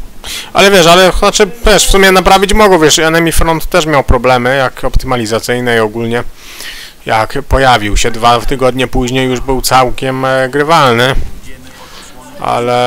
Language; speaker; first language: Polish; native; Polish